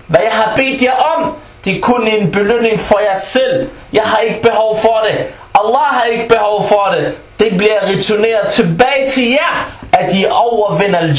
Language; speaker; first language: Danish; non-native, fluent; Arabic